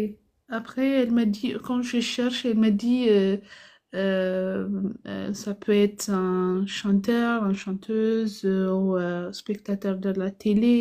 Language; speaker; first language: French; non-native, fluent; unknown